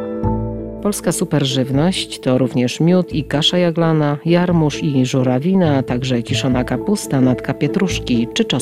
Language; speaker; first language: Polish; native; Polish